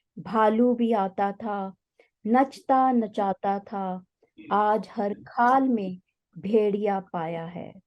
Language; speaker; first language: Hindi; native; Hindi